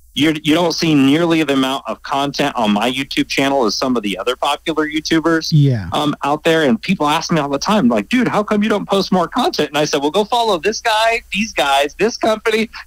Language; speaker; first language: English; native; English